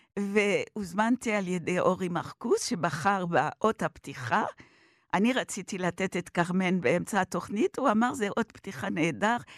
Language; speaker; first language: Hebrew; non-native, fluent; French